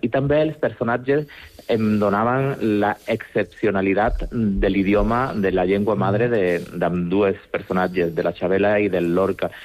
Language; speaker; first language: Catalan; non-native, local second language; Spanish